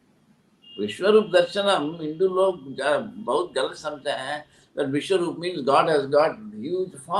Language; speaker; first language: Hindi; non-native, local second language; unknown